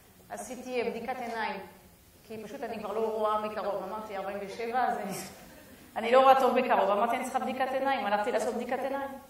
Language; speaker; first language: Hebrew; non-native, fluent; French